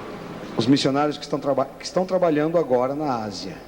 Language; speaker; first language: Portuguese; native; Portuguese